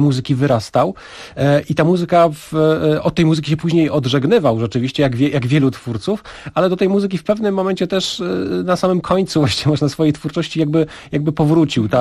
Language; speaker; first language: Polish; native; Polish